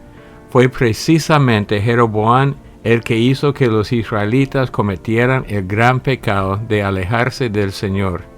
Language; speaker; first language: Spanish; native; Spanish